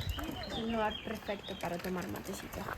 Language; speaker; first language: Spanish; non-native, fluent; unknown